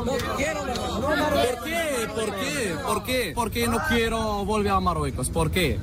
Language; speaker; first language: Spanish; non-native, learner; Arabic